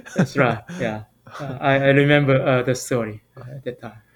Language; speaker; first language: English; non-native, fluent; Korean